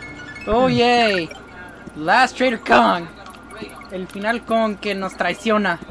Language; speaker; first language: Spanish; non-native, fluent; English